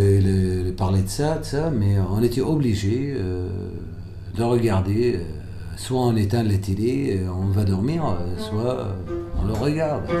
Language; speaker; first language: French; non-native, fluent; Arabic